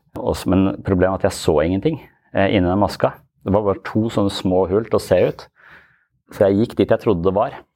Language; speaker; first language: Norwegian; native; Norwegian